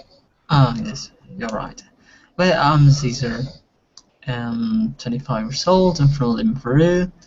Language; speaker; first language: English; non-native, fluent; Spanish